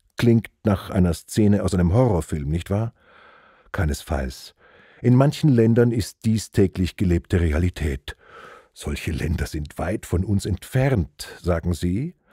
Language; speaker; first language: German; native; German